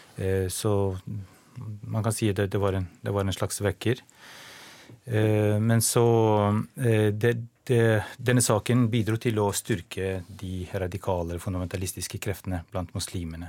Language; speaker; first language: Norwegian; non-native, fluent; Albanian